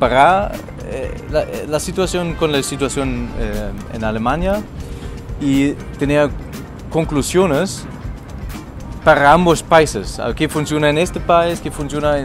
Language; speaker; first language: Spanish; non-native, fluent; German